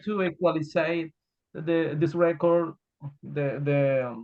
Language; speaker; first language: English; non-native, learner; Spanish